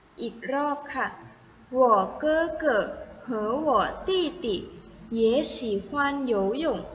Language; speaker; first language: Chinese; non-native, fluent; Thai